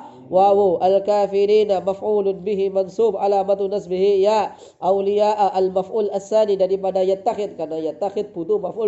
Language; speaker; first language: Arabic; non-native, fluent; Indonesian